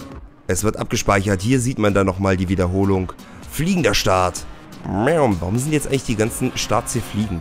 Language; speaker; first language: German; native; German